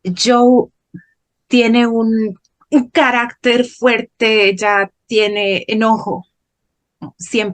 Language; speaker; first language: Spanish; non-native, fluent; Portuguese